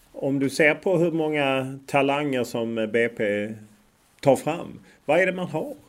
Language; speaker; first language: Swedish; native; Swedish